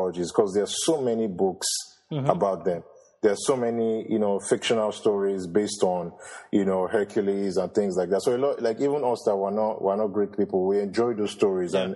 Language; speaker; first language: English; non-native, local second language; Yoruba